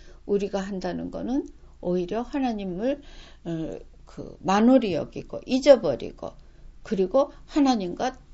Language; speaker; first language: Korean; native; Korean